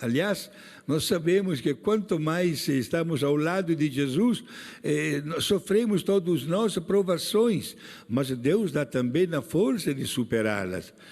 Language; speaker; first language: Portuguese; non-native, fluent; Italian